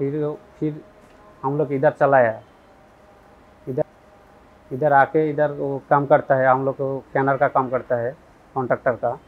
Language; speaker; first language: Hindi; non-native, local second language; Bangla